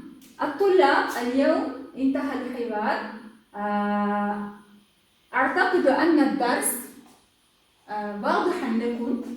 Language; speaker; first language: Arabic; non-native, fluent; Kyrgyz